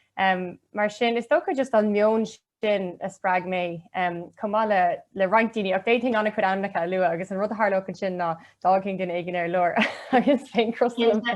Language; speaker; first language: Irish; non-native, local second language; English